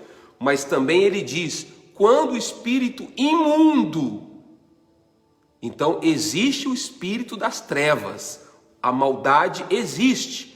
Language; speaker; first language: Portuguese; native; Portuguese